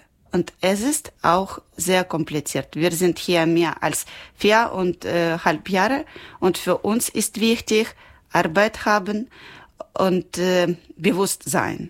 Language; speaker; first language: German; non-native, learner; Ukrainian